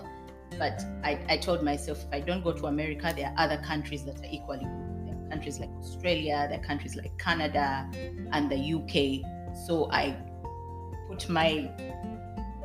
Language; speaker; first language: English; non-native, local second language; Ganda